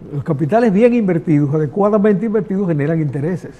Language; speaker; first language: Spanish; native; Spanish